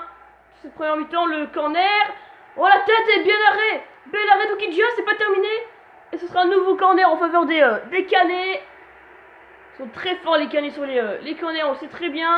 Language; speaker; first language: French; native; French